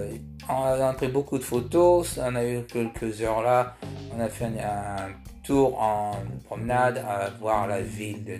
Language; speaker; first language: French; early bilingual, heritage; French